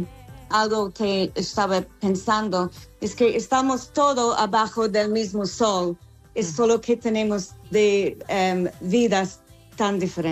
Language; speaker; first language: Spanish; non-native, learner; English